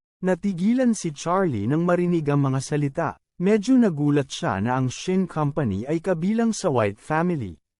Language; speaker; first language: Filipino; native; Filipino